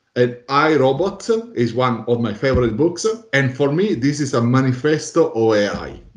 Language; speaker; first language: English; non-native, fluent; Italian